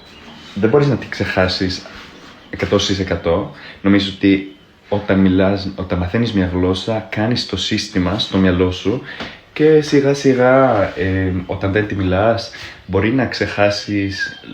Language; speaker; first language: Greek; non-native, fluent; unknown